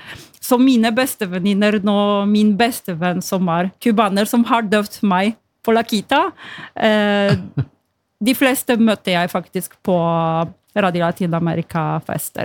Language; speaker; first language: Norwegian; non-native, fluent; Polish